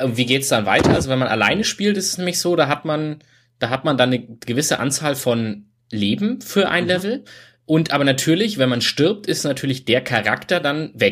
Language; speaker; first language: German; native; German